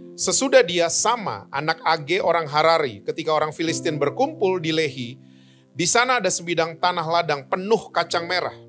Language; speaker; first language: Indonesian; native; Indonesian